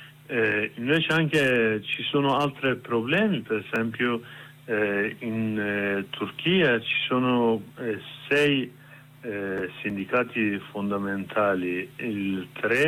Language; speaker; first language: Italian; non-native, learner; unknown